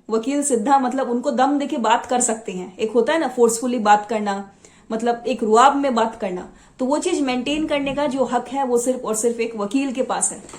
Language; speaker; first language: Hindi; non-native, local second language; Assamese